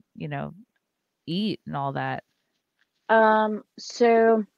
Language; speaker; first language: English; non-native, fluent; Portuguese